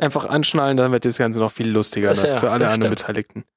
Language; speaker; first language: German; native; German